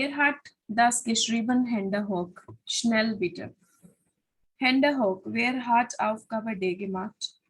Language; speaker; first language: German; non-native, fluent; Hindi